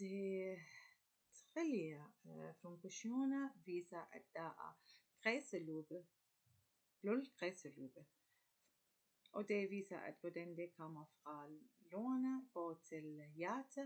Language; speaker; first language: Danish; non-native, learner; Arabic